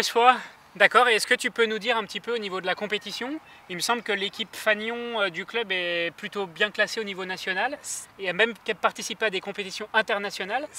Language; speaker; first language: French; native; French